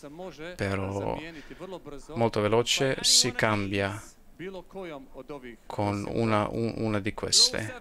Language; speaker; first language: Italian; non-native, fluent; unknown